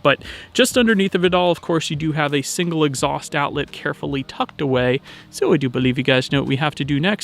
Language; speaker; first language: English; native; English